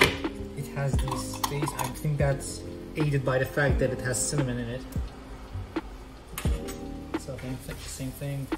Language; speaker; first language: English; non-native, local second language; Filipino